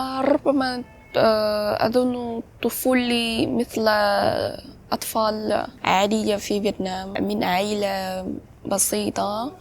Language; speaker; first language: Arabic; non-native, learner; Vietnamese